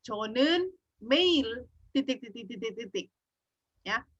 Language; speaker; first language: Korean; non-native, fluent; Indonesian